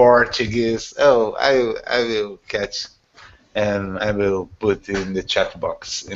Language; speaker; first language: English; non-native, learner; Portuguese